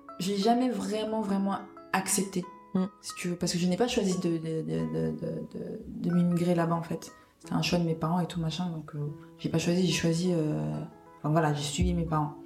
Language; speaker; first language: French; early bilingual, other home language; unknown